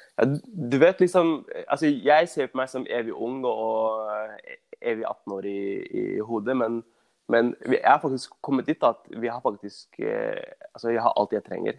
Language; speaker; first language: Norwegian; early bilingual, other home language; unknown